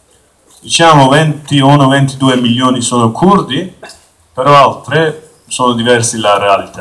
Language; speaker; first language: Italian; non-native, learner; Kurdish